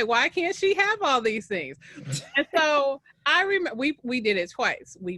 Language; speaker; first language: English; native; English